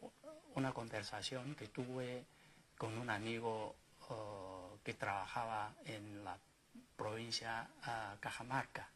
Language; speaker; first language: Spanish; non-native, fluent; Chinese